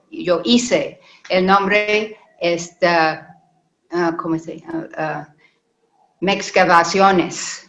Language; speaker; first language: Spanish; non-native, learner; English